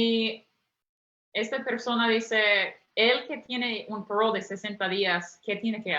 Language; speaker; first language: Spanish; non-native, fluent; English